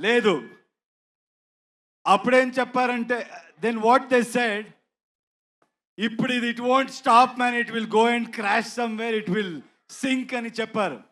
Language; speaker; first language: Telugu; non-native, learner; Kannada